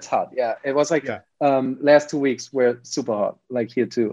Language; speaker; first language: English; non-native, fluent; German